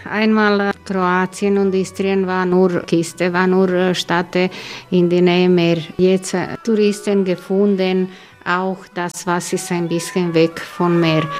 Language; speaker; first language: German; non-native, learner; Croatian